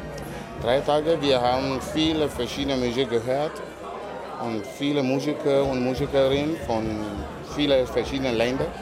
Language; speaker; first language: German; non-native, learner; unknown